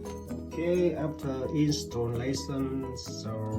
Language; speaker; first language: English; non-native, learner; Vietnamese